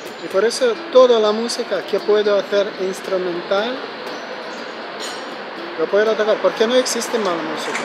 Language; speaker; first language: Spanish; non-native, learner; Ukrainian